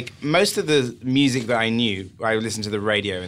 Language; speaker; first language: English; native; English